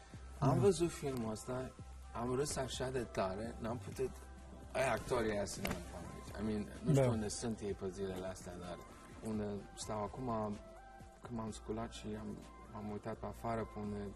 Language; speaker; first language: Romanian; early bilingual, heritage; Romanian